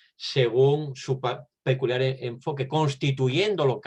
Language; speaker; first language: Spanish; native; Spanish